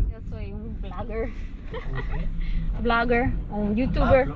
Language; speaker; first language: Spanish; non-native, learner; English